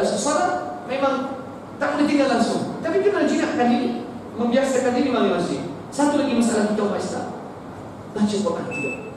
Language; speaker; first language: Malay; non-native, fluent; Arabic